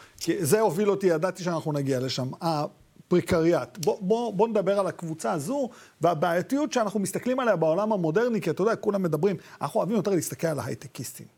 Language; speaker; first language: Hebrew; native; Hebrew